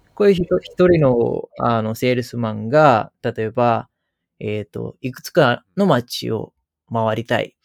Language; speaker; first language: Japanese; non-native, fluent; Sinhala